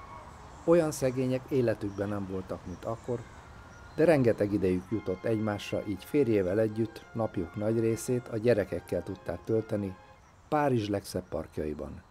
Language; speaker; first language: Hungarian; native; Hungarian